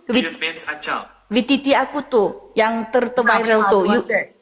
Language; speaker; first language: Malay; native; Malay